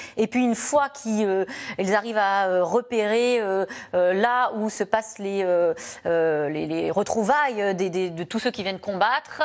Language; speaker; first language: French; native; French